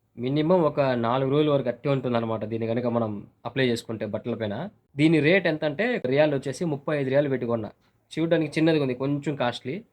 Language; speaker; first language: Telugu; non-native, local second language; Urdu